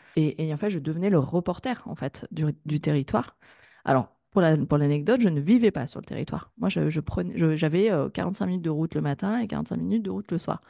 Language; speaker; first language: French; native; French